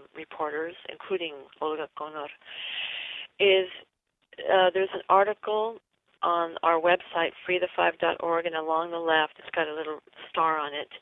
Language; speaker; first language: English; native; English